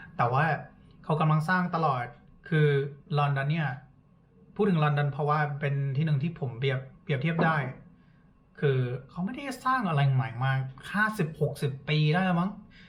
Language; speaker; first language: Thai; non-native, fluent; English